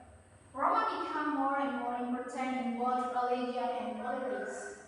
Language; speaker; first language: English; non-native, learner; Indonesian